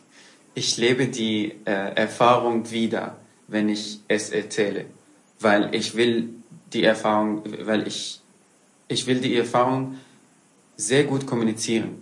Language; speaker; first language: German; non-native, fluent; Arabic